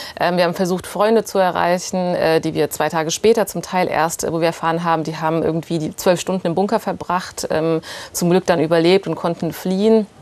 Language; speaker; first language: German; early bilingual, other home language; Urdu